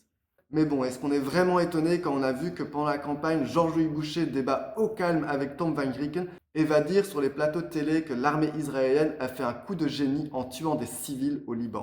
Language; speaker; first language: French; native; French